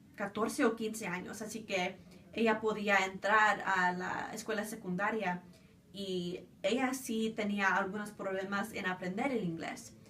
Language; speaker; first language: Spanish; early bilingual, other home language; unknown